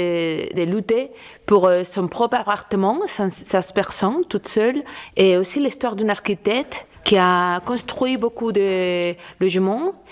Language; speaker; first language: French; non-native, learner; Spanish